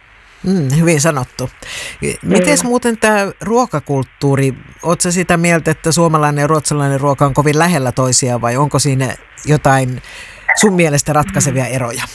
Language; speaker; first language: Finnish; native; Finnish